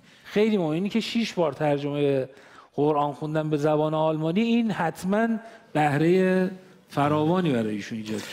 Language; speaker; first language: Persian; native; Persian